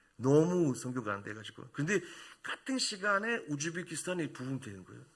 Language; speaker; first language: Korean; non-native, fluent; Russian